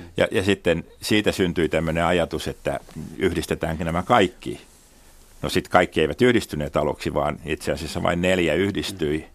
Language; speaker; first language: Finnish; native; Finnish